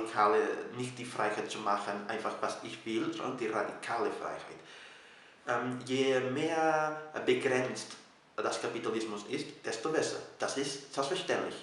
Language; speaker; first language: German; non-native, fluent; Catalan